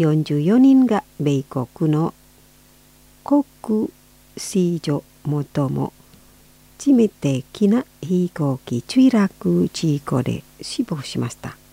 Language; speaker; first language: Japanese; non-native, fluent; Indonesian